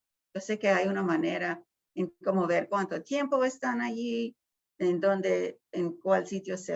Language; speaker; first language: Spanish; early bilingual, heritage; Spanish